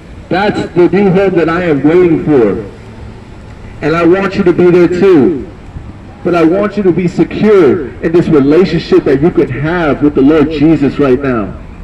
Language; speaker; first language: English; native; English